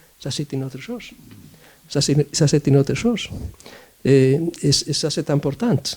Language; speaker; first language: French; non-native, fluent; Spanish